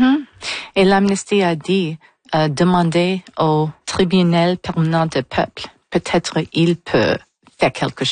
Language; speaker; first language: French; non-native, local second language; English